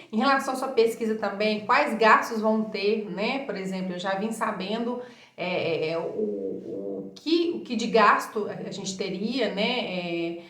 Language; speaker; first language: Portuguese; native; Portuguese